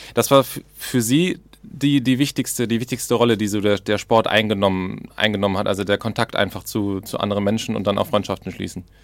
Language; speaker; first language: German; native; German